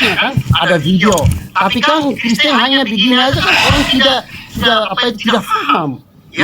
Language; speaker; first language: Indonesian; non-native, fluent; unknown